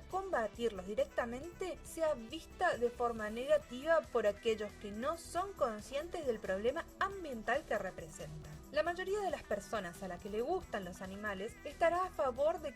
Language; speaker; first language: Spanish; native; Spanish